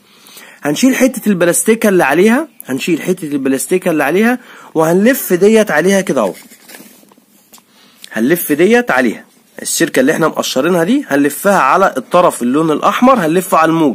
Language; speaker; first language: Arabic; native; Arabic